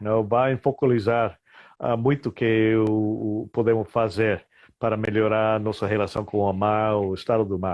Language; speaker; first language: Portuguese; non-native, fluent; English